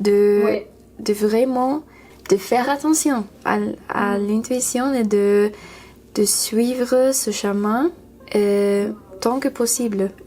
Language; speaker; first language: French; non-native, learner; English